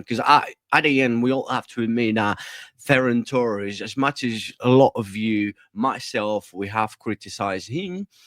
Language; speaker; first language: English; non-native, fluent; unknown